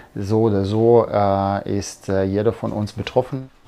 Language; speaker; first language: German; non-native, fluent; Russian